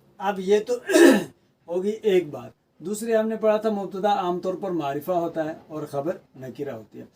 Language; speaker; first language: Urdu; native; Urdu